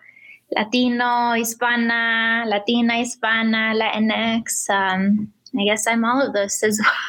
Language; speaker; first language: English; early bilingual, other home language; Spanish